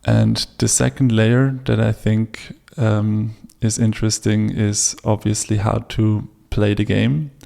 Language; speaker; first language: English; non-native, fluent; German